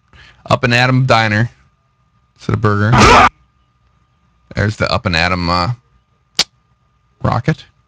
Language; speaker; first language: English; native; English